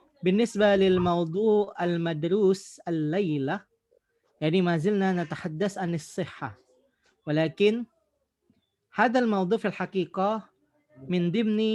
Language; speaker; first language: Arabic; non-native, fluent; Indonesian